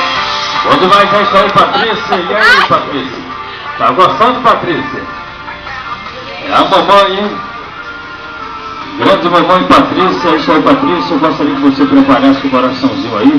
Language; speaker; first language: Portuguese; native; Portuguese